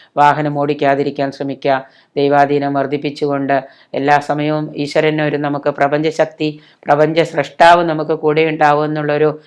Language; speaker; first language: Malayalam; native; Malayalam